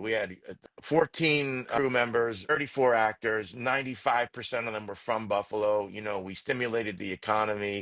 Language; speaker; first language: English; native; English